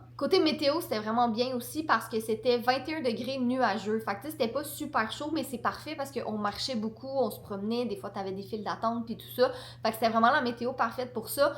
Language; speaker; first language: French; native; French